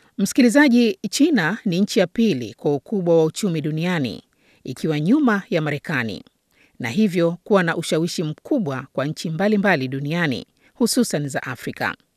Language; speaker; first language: Swahili; native; Swahili